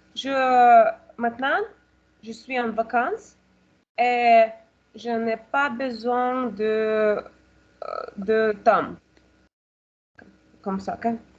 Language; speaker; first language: French; non-native, learner; Russian